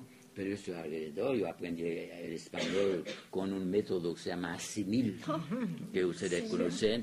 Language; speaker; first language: Spanish; non-native, fluent; French